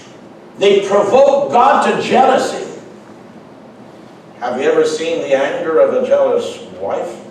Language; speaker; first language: English; native; English